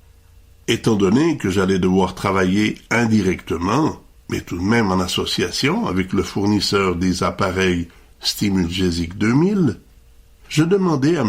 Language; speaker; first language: French; native; French